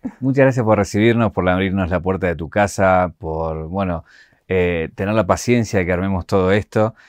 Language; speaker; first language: Spanish; native; Spanish